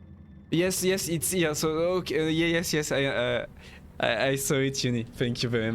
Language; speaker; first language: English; non-native, learner; French